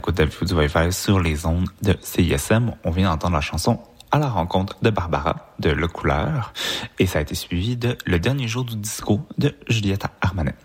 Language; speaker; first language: French; native; French